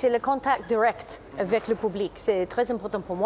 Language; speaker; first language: French; non-native, learner; English